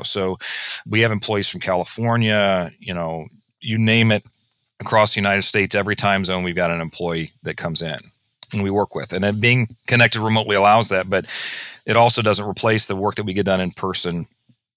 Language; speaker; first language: English; native; English